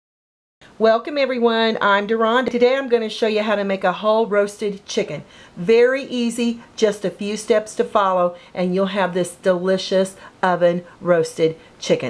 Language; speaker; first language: English; native; English